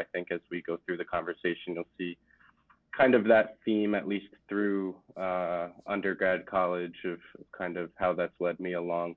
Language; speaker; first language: English; native; English